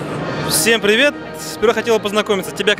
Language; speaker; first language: Russian; native; Russian